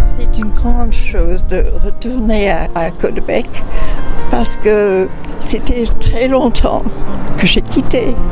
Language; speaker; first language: French; non-native, local second language; English